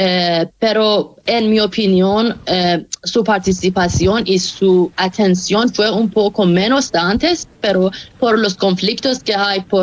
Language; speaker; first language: Spanish; non-native, fluent; Persian